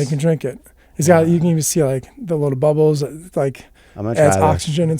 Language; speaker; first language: English; native; English